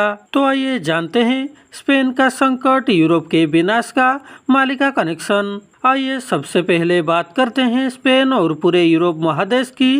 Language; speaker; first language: Hindi; non-native, local second language; Odia